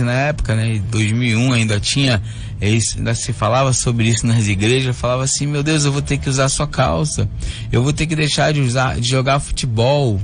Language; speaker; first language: Portuguese; native; Portuguese